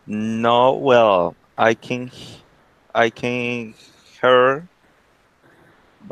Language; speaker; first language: English; non-native, learner; Spanish